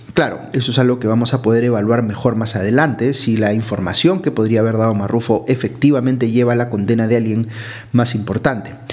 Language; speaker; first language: Spanish; native; Spanish